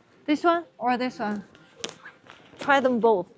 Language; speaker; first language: English; non-native, learner; Chinese